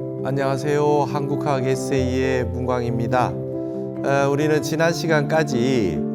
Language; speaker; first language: Korean; native; Korean